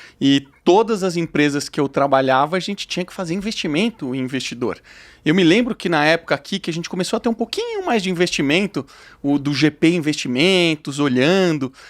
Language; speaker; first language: Portuguese; native; Portuguese